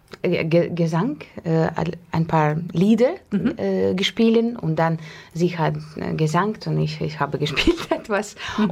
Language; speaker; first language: German; non-native, learner; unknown